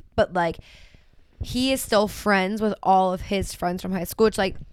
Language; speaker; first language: English; native; English